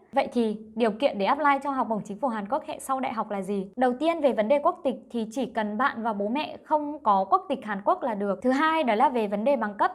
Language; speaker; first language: Vietnamese; native; Vietnamese